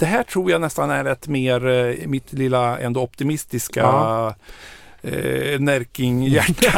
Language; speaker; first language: Swedish; native; Swedish